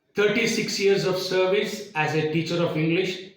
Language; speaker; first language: English; non-native, local second language; Kannada